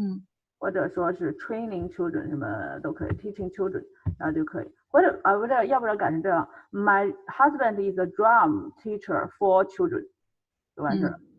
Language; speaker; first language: Chinese; native; Chinese